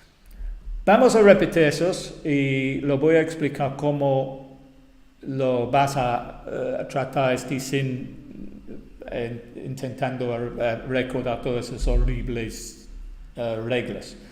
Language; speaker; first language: Spanish; non-native, fluent; English